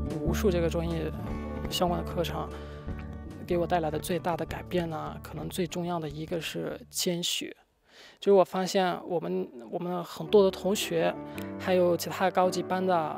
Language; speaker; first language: Chinese; non-native, fluent; Arabic